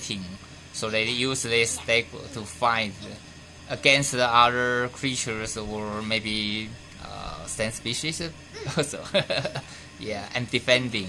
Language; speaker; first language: English; non-native, fluent; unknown